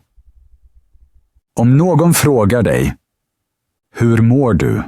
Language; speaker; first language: Swedish; native; Swedish